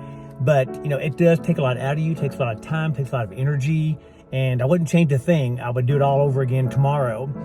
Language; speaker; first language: English; native; English